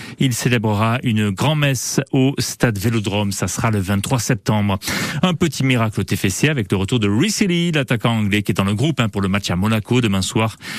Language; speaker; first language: French; native; French